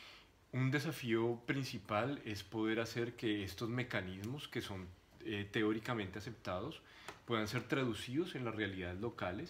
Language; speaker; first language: Spanish; native; Spanish